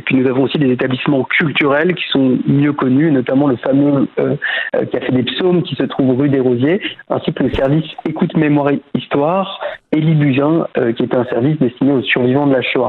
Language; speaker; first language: French; native; French